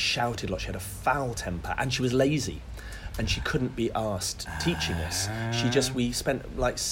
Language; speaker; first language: English; native; English